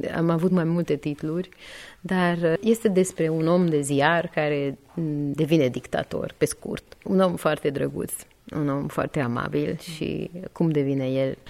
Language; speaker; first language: Romanian; non-native, local second language; Hungarian